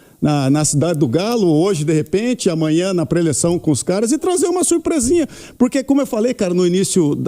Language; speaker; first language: Portuguese; native; Portuguese